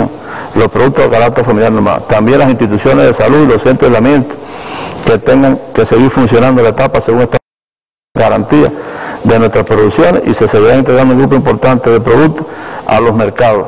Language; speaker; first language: Spanish; native; Spanish